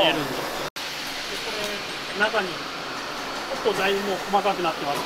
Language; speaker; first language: Japanese; native; Japanese